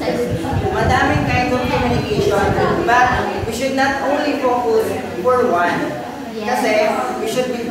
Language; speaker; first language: English; non-native, local second language; Filipino